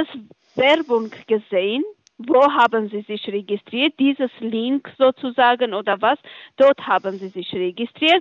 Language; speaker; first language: German; non-native, learner; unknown